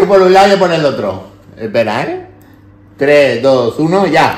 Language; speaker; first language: Spanish; native; Spanish